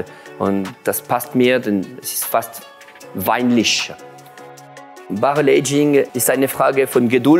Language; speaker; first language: German; non-native, local second language; French